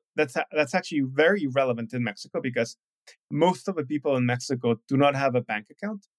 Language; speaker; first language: English; non-native, fluent; Spanish